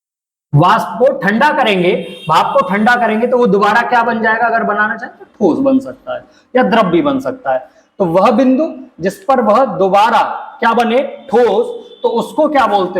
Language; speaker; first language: Hindi; native; Hindi